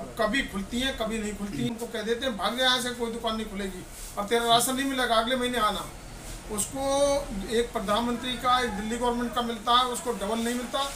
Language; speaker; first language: Hindi; native; Hindi